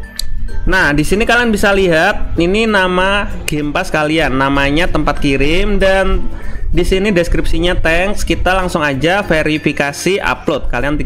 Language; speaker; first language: Indonesian; native; Indonesian